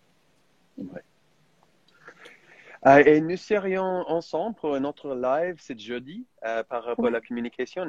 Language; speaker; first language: French; non-native, fluent; English